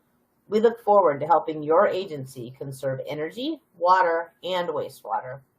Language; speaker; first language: English; native; English